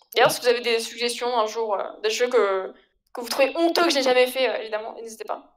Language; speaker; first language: French; native; French